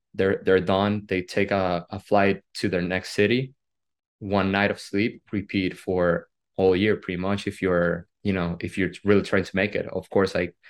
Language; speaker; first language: English; non-native, fluent; Spanish